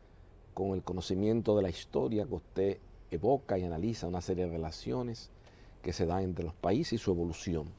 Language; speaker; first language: Spanish; native; Spanish